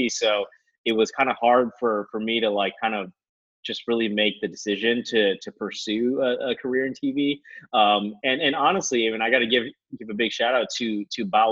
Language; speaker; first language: English; native; English